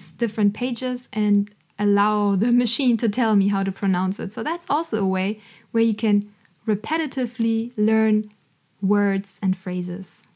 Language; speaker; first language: English; non-native, fluent; German